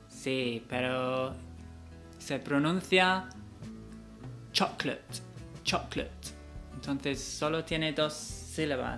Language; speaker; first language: Spanish; non-native, fluent; English